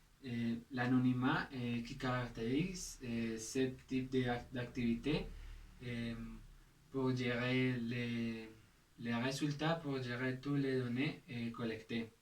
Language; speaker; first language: French; non-native, learner; Spanish